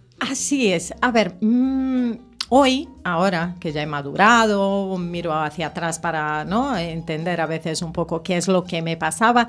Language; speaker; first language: Spanish; native; Spanish